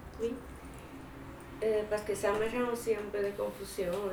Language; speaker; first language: French; non-native, fluent; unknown